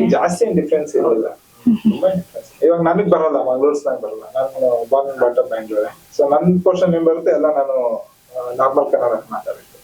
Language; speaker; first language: Kannada; native; Kannada